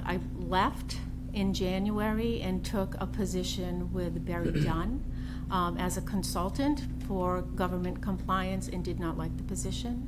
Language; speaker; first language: English; native; English